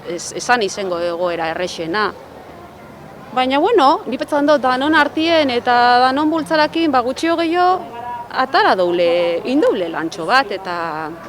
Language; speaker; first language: Basque; native; Basque